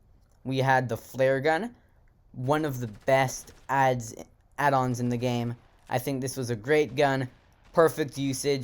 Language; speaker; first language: English; native; English